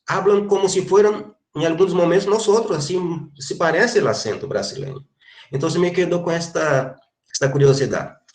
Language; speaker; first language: Spanish; non-native, fluent; Portuguese